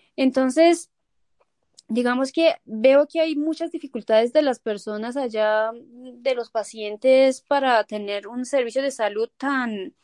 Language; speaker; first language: Spanish; non-native, fluent; Persian